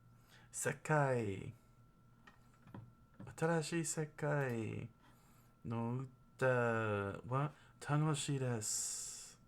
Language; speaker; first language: Japanese; non-native, learner; English